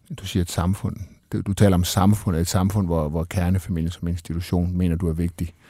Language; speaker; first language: Danish; native; Danish